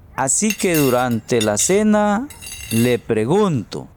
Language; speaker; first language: Spanish; native; Spanish